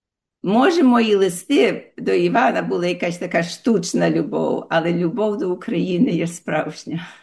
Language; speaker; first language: Ukrainian; early bilingual, heritage; Ukrainian